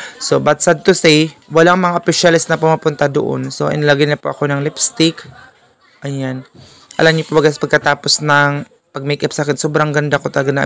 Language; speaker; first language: Filipino; non-native, local second language; Cebuano